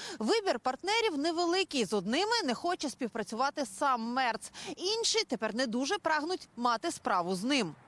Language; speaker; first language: Ukrainian; native; Ukrainian